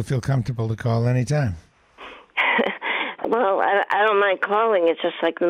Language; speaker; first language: English; native; English